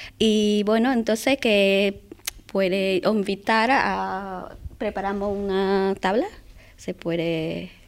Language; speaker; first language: Spanish; non-native, learner; Khmer